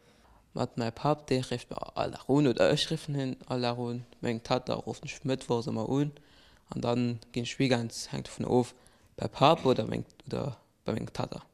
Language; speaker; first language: German; non-native, local second language; Luxembourgish